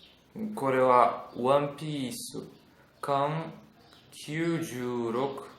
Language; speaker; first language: Japanese; non-native, learner; Portuguese